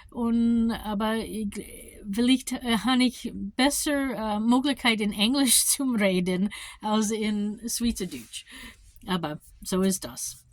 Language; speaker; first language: German; non-native, learner; English